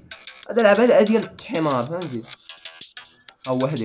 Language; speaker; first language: Arabic; native; Arabic